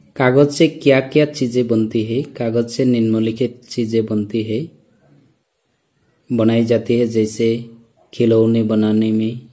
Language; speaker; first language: Hindi; non-native, local second language; Assamese